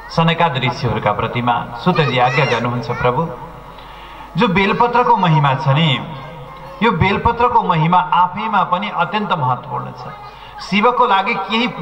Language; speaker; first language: Nepali; native; Nepali